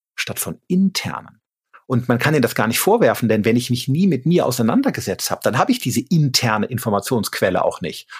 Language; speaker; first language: German; native; German